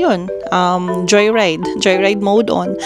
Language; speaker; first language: Filipino; native; Filipino